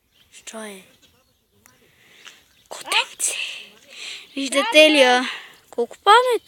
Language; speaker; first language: Bulgarian; native; Bulgarian